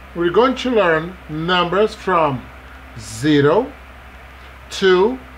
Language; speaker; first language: English; non-native, fluent; Portuguese